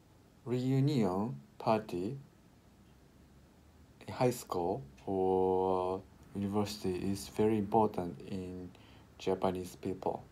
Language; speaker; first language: English; non-native, learner; Japanese